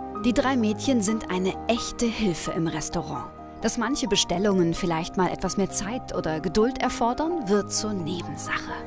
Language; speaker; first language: German; native; German